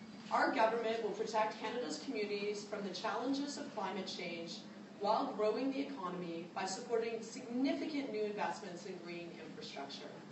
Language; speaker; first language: English; native; English